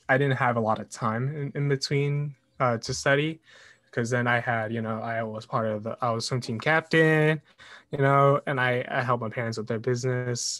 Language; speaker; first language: English; native; English